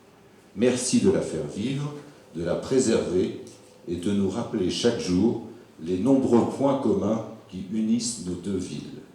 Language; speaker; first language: French; native; French